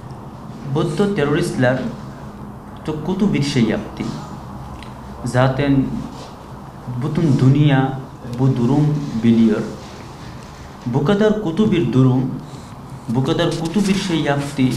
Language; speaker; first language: Turkish; non-native, learner; Bangla